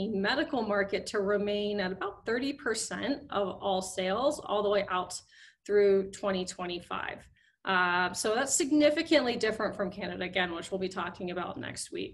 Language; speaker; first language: English; native; English